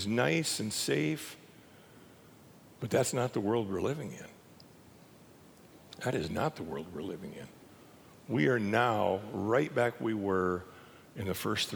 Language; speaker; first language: English; native; English